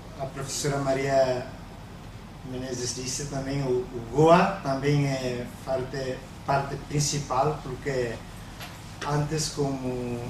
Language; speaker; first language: Portuguese; non-native, learner; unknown